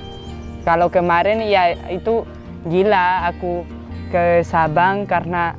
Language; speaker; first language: Indonesian; non-native, fluent; Basque